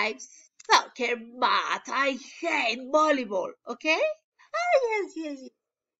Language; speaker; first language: English; non-native, learner; Spanish